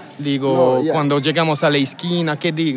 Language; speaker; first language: Spanish; non-native, fluent; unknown